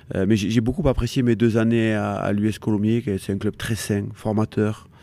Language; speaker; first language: French; native; French